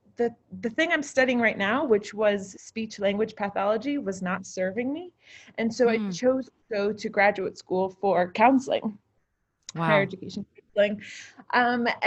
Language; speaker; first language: English; native; English